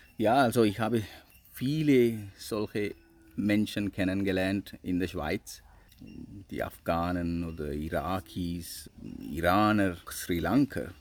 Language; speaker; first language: German; non-native, fluent; Sinhala